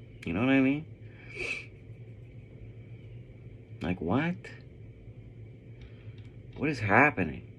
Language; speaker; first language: English; native; English